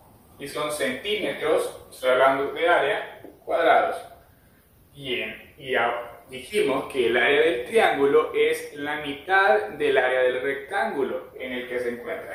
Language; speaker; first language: Spanish; native; Spanish